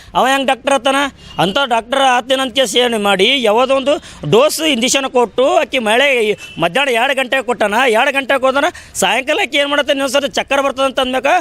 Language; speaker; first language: Kannada; native; Kannada